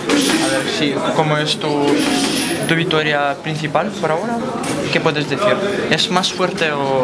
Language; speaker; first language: Spanish; non-native, fluent; Russian